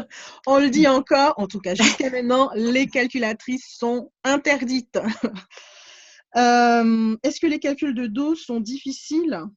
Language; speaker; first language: French; native; French